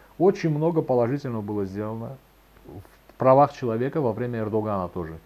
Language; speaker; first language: Russian; non-native, local second language; Azerbaijani